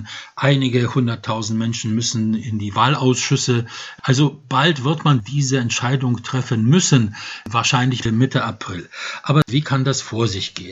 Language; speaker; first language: German; non-native, fluent; Polish